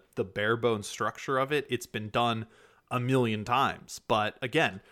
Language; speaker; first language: English; early bilingual, other home language; German